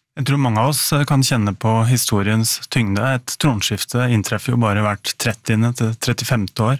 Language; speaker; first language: Norwegian; native; Norwegian